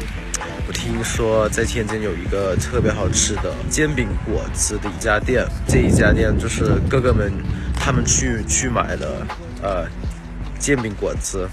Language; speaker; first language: Chinese; non-native, fluent; Thai